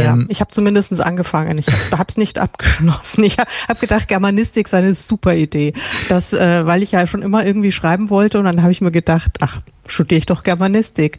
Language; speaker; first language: German; native; German